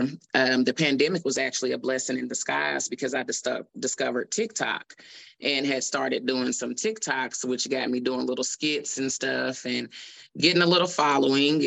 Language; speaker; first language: English; native; English